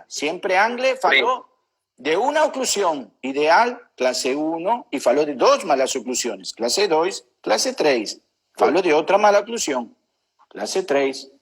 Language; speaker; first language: Portuguese; non-native, learner; Spanish